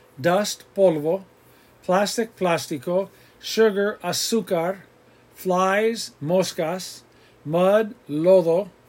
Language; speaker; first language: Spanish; non-native, fluent; English